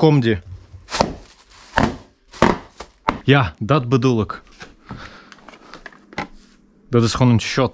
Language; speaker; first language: Dutch; non-native, fluent; Russian